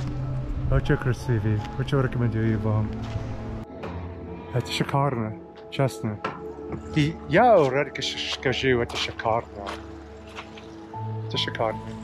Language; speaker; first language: Russian; non-native, learner; English